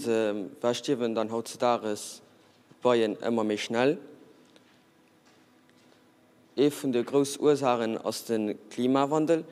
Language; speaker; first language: German; non-native, learner; Portuguese